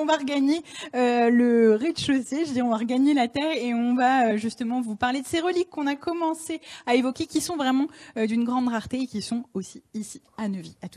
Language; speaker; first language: French; native; French